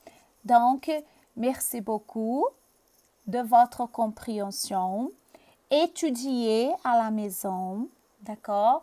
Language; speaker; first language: French; non-native, fluent; Portuguese